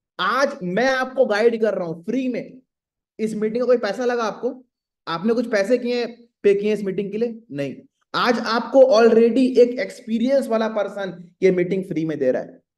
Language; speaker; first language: Hindi; native; Hindi